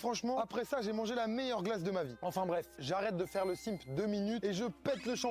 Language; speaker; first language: French; native; French